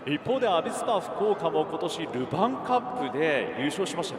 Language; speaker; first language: Japanese; native; Japanese